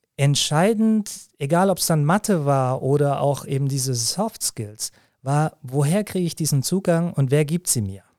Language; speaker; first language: German; early bilingual, other home language; Arabic